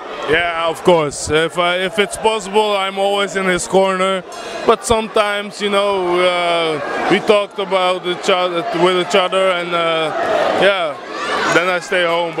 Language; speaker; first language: English; non-native, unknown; Dutch